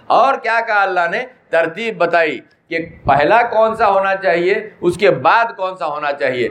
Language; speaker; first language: Urdu; native; Urdu